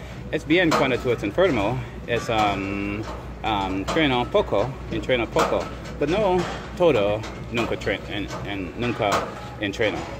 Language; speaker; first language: Spanish; non-native, learner; English